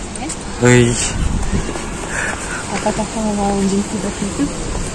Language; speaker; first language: Indonesian; non-native, learner; Russian